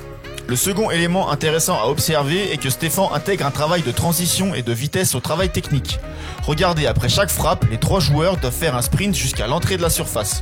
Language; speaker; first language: French; native; French